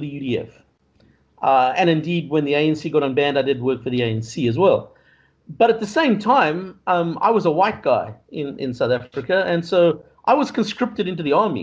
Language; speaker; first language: English; native; English